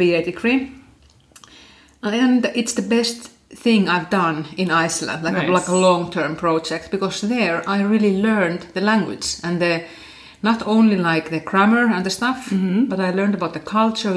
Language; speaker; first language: English; non-native, fluent; Finnish